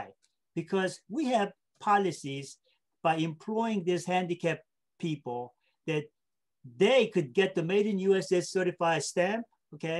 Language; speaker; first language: English; non-native, fluent; Korean